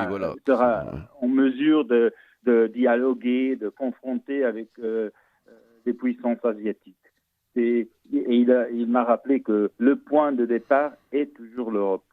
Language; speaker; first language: French; non-native, fluent; Portuguese